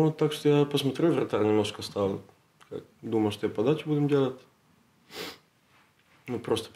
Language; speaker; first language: Russian; non-native, learner; Serbian